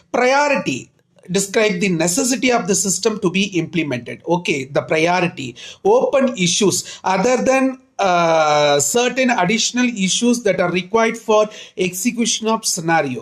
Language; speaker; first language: English; non-native, local second language; Tamil